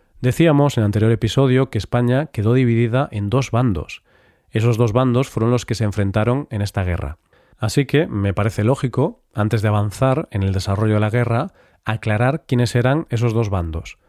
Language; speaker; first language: Spanish; native; Spanish